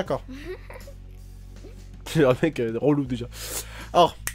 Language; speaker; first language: French; native; French